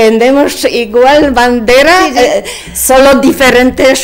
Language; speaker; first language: Spanish; non-native, learner; Polish